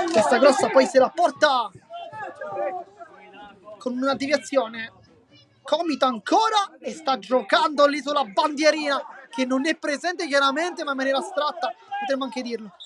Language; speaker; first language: Italian; native; Italian